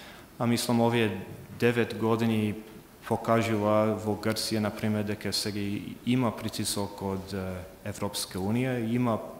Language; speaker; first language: Macedonian; non-native, fluent; English